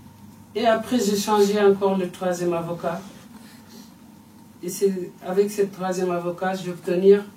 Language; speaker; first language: French; non-native, fluent; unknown